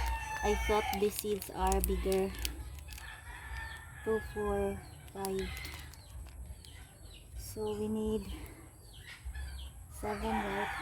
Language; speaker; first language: English; non-native, local second language; Filipino